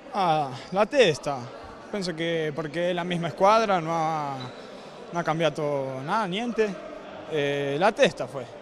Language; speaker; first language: Italian; non-native, learner; Spanish